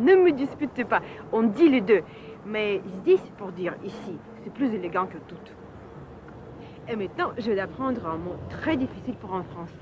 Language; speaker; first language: French; non-native, fluent; Russian